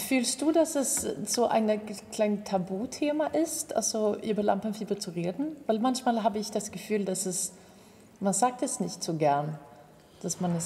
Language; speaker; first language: German; non-native, fluent; Swedish